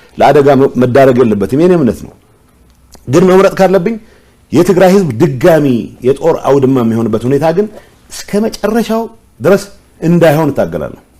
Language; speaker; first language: Amharic; non-native, local second language; Tigrinya